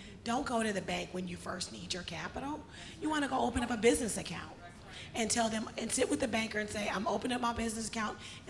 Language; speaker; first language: English; native; English